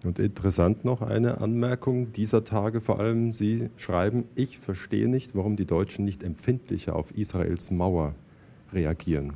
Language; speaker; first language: German; native; German